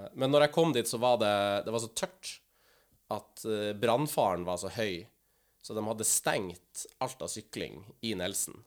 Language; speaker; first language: Norwegian; native; Norwegian